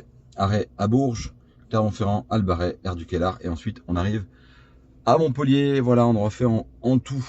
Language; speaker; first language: French; native; French